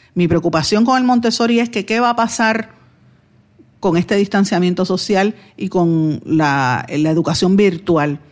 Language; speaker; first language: Spanish; native; Spanish